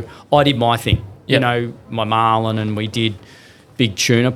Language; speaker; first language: English; native; English